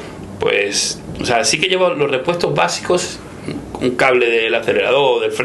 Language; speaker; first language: Spanish; native; Spanish